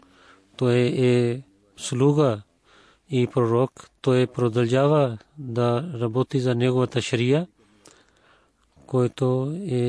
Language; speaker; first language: Bulgarian; non-native, fluent; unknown